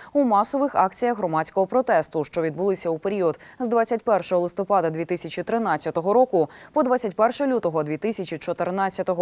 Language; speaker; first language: Ukrainian; native; Ukrainian